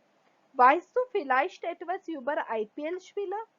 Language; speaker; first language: German; non-native, fluent; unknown